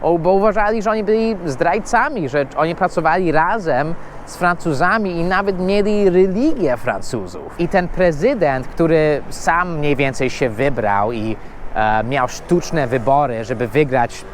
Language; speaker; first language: Polish; non-native, fluent; English